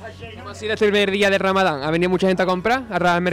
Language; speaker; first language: Spanish; native; Spanish